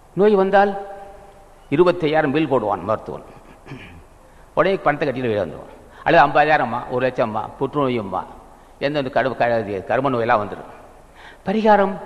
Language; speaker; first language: Tamil; native; Tamil